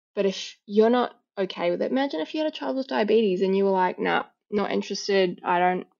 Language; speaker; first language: English; native; English